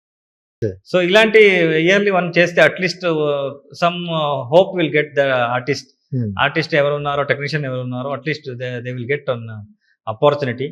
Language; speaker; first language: Telugu; non-native, local second language; Kannada